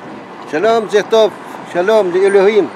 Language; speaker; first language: Hebrew; non-native, local second language; Arabic